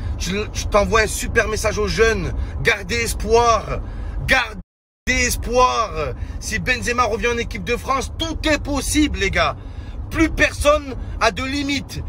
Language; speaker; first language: French; native; French